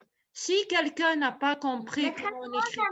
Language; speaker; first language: French; non-native, local second language; Arabic